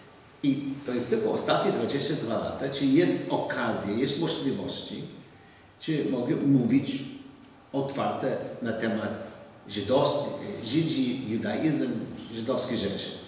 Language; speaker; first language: Polish; non-native, learner; English